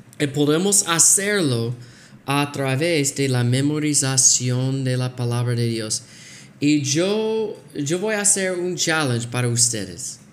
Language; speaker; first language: Spanish; non-native, fluent; English